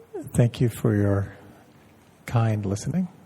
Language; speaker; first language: English; native; English